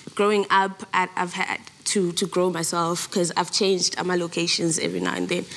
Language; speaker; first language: English; non-native, local second language; Zulu